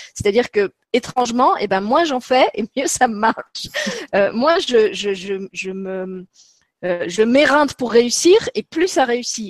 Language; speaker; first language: French; native; French